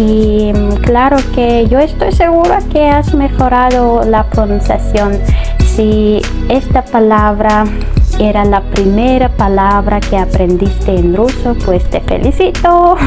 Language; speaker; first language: Spanish; non-native, fluent; Russian